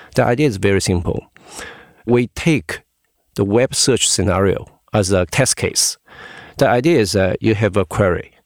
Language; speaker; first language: English; non-native, fluent; Chinese